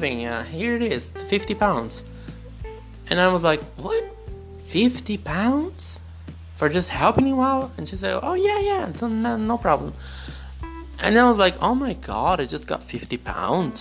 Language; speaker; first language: English; non-native, fluent; Portuguese